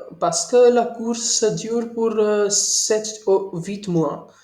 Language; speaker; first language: French; non-native, learner; Hindi